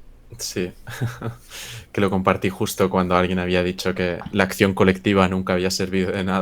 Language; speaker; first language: Spanish; native; Spanish